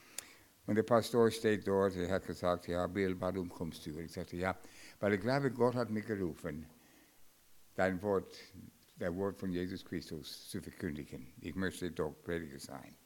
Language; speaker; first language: German; non-native, fluent; English